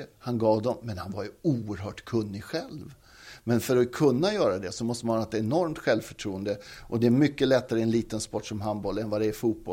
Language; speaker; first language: Swedish; native; Swedish